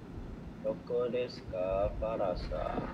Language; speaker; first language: Japanese; non-native, learner; Malay